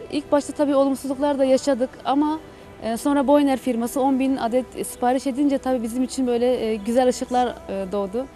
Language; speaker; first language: Turkish; native; Turkish